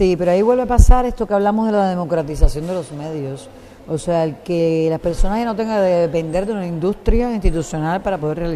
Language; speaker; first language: Spanish; native; Spanish